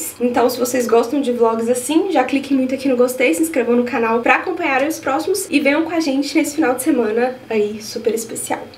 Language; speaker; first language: Portuguese; native; Portuguese